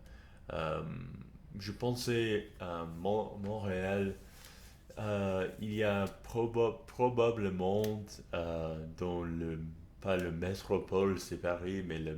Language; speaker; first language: French; non-native, learner; English